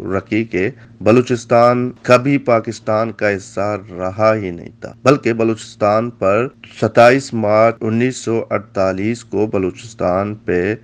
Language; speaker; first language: Urdu; non-native, local second language; Baluchi